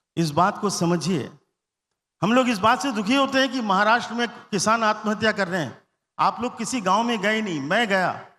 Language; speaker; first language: Hindi; non-native, local second language; Bangla